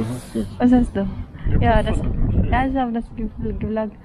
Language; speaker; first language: German; non-native, learner; Filipino